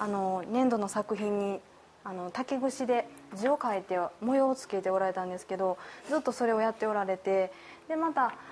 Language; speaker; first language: Japanese; native; Japanese